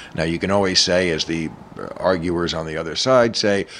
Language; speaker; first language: English; native; English